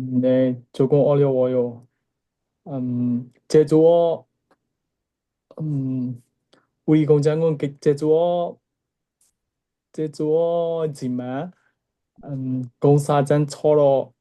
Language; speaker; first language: Korean; non-native, learner; Burmese